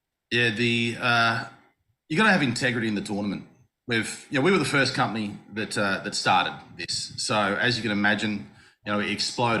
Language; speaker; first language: English; native; English